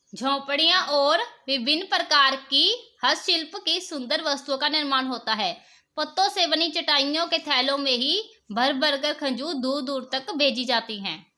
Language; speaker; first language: Hindi; non-native, local second language; Punjabi